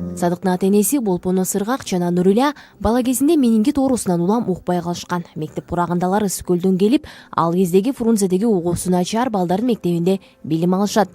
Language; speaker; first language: Kyrgyz; native; Kyrgyz